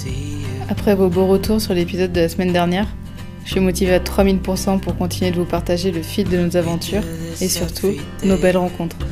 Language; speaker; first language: French; native; French